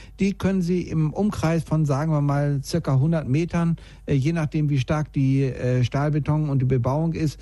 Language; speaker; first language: German; native; German